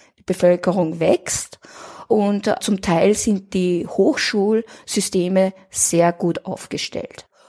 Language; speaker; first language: German; native; German